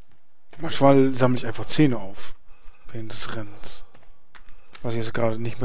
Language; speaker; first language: German; native; German